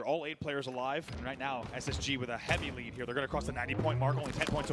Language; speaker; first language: English; native; English